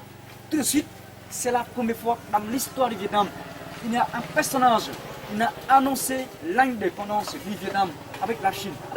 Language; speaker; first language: French; non-native, fluent; Vietnamese